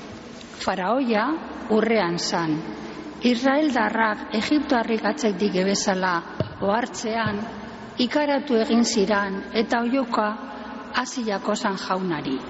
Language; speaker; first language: Basque; native; Basque